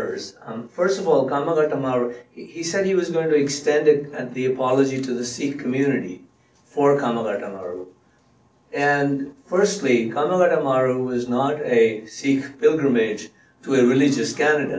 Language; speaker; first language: English; non-native, local second language; Punjabi